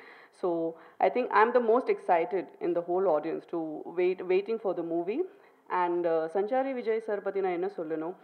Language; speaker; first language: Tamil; non-native, fluent; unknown